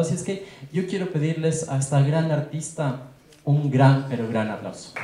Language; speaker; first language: Spanish; native; Spanish